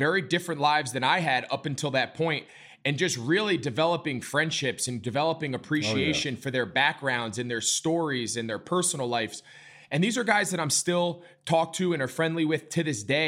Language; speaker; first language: English; native; English